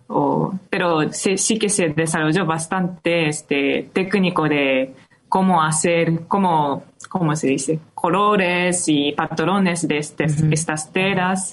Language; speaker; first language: Spanish; non-native, fluent; Japanese